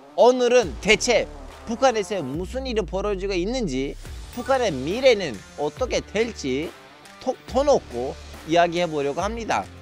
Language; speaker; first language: Korean; non-native, fluent; Turkish